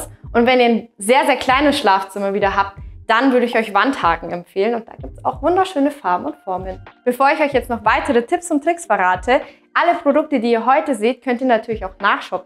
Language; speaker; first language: German; native; German